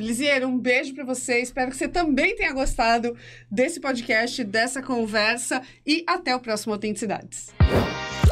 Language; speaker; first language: Portuguese; native; Portuguese